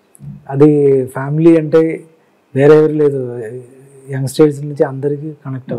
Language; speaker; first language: Telugu; non-native, learner; Malayalam